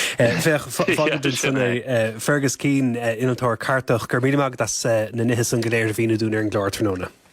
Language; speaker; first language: Irish; native; Irish